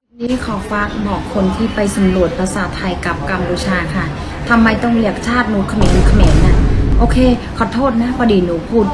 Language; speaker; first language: Thai; non-native, fluent; Khmer